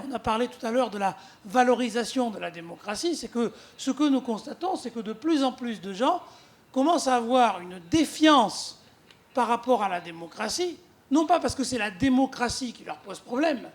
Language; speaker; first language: French; native; French